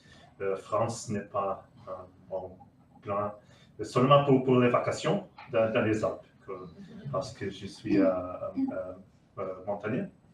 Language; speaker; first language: French; non-native, learner; Portuguese